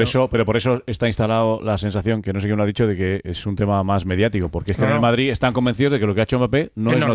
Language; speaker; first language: Spanish; native; Spanish